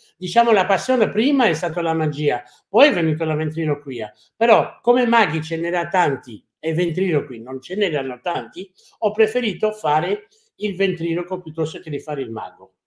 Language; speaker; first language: Italian; non-native, fluent; French